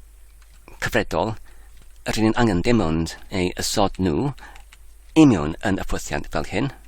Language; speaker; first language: Welsh; non-native, fluent; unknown